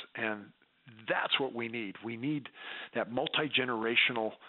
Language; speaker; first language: English; native; English